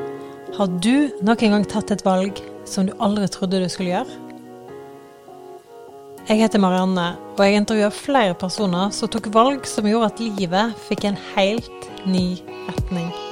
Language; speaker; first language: Norwegian; native; Norwegian